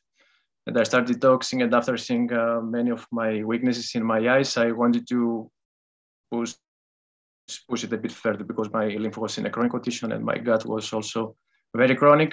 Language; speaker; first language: English; non-native, fluent; Greek